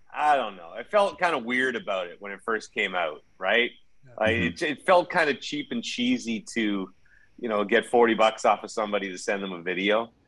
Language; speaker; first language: English; native; English